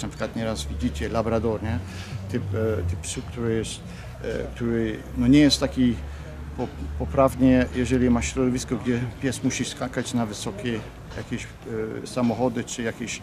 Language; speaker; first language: Polish; early bilingual, heritage; Polish